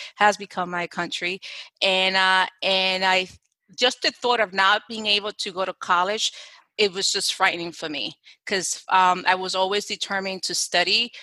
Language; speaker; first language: English; non-native, fluent; Spanish